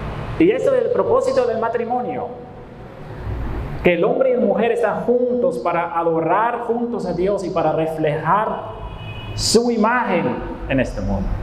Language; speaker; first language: Spanish; non-native, fluent; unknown